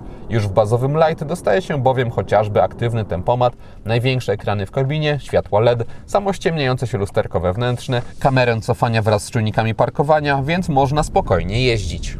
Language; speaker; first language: Polish; native; Polish